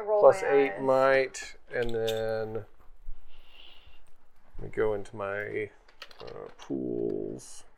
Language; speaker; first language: English; native; English